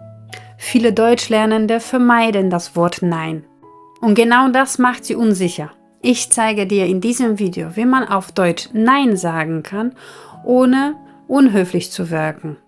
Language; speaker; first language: German; non-native, fluent; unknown